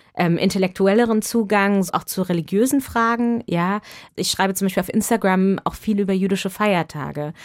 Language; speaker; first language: German; native; German